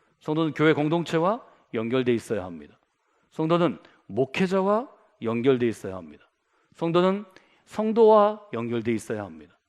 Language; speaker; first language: Korean; native; Korean